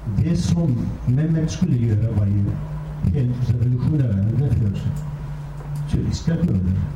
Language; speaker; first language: Swedish; non-native, fluent; Kurdish